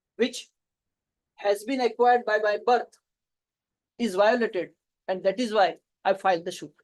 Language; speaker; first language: English; non-native, local second language; Gujarati